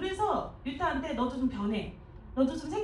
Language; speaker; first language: Korean; native; Korean